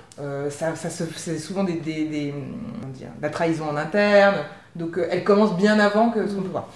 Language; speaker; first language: French; native; French